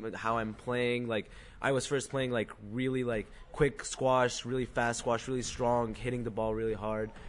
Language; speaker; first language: English; non-native, fluent; Arabic